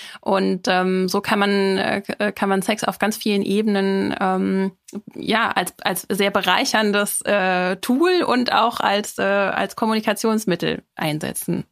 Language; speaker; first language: German; native; German